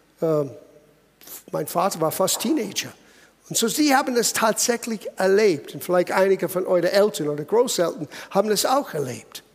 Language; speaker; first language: German; non-native, fluent; English